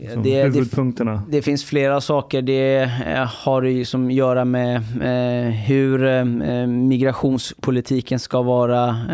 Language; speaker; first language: Swedish; early bilingual, other home language; Persian